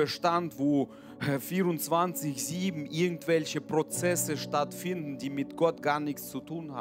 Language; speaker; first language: German; early bilingual, other home language; Russian